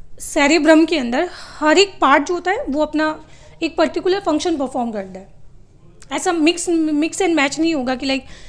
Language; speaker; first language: Hindi; native; Hindi